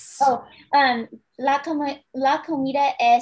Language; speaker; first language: Spanish; non-native, learner; English